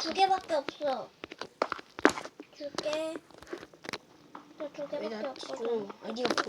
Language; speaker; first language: Korean; native; Korean